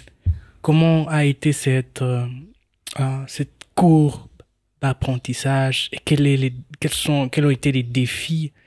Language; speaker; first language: French; non-native, local second language; Swahili